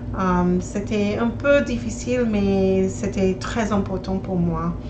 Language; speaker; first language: French; non-native, learner; English